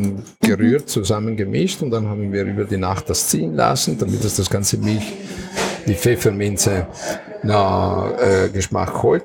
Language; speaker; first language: German; non-native, fluent; Italian